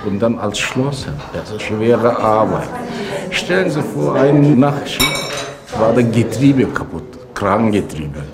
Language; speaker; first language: German; non-native, learner; Turkish